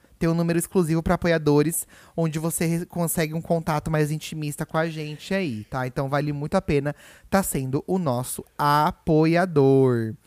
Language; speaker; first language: Portuguese; native; Portuguese